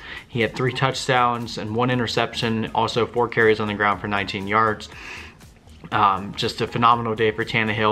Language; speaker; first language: English; native; English